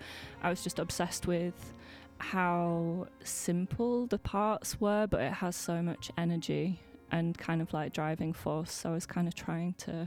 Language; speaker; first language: English; native; English